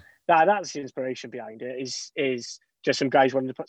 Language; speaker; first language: English; native; English